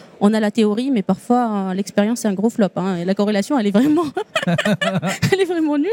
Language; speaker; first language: French; non-native, local second language; Arabic